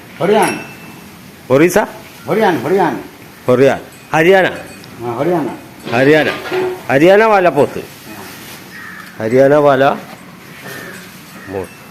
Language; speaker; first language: Hindi; non-native, local second language; Malayalam